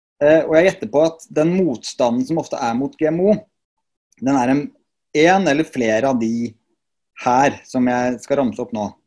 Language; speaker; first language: Norwegian; native; Norwegian